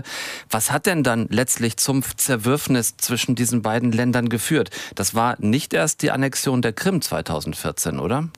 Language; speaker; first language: German; native; German